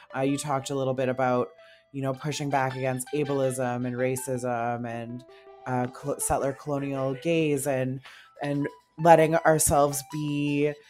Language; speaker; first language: English; native; English